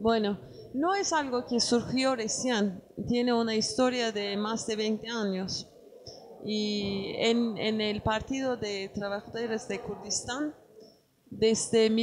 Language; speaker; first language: Spanish; non-native, learner; Kurdish